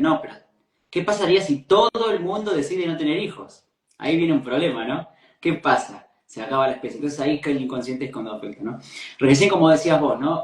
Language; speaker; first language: Spanish; native; Spanish